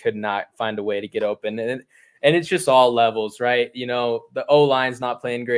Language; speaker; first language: English; native; English